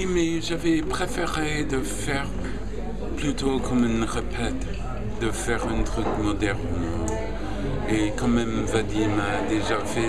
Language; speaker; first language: French; non-native, fluent; English